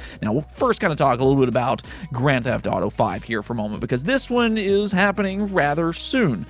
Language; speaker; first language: English; native; English